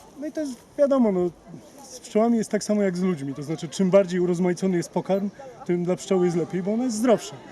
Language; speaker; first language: Polish; native; Polish